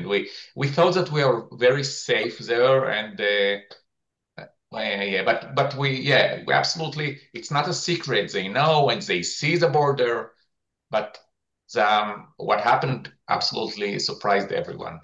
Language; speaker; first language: English; non-native, fluent; Hebrew